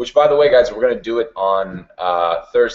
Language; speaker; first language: English; native; English